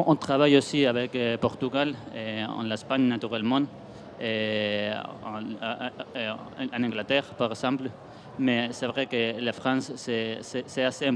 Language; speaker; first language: French; non-native, fluent; Spanish